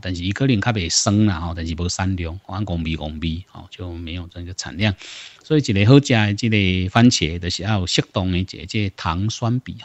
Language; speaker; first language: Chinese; non-native, local second language; Min Nan Chinese